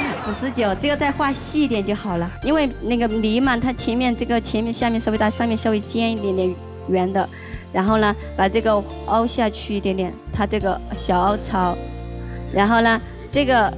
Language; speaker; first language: Chinese; native; Chinese